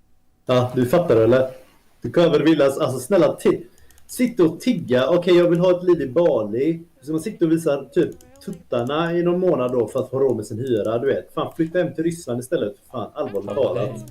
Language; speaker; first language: Swedish; native; Swedish